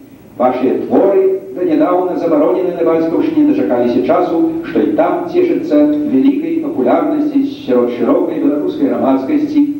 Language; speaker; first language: Belarusian; native; Belarusian